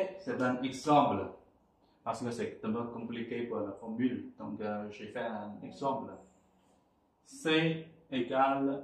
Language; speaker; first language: French; non-native, fluent; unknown